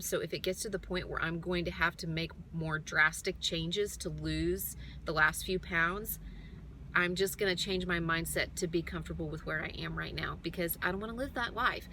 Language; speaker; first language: English; native; English